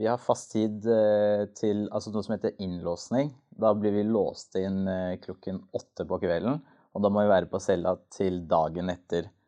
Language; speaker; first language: Norwegian; native; Norwegian